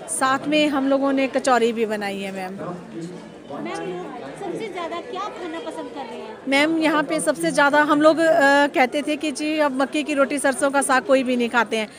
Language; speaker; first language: Hindi; native; Hindi